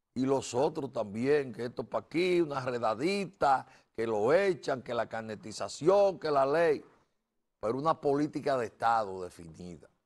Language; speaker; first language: Spanish; native; Spanish